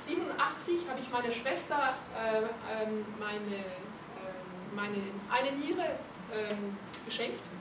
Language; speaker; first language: German; non-native, fluent; Hungarian